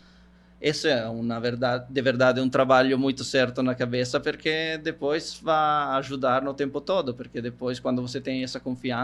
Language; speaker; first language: Portuguese; non-native, fluent; Italian